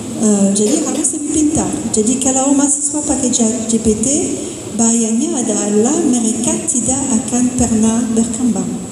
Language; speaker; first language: Indonesian; non-native, fluent; English